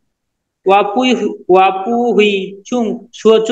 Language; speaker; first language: Chinese; non-native, learner; Bangla